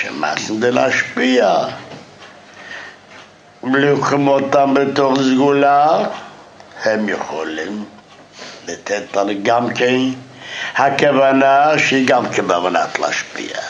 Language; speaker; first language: Hebrew; non-native, fluent; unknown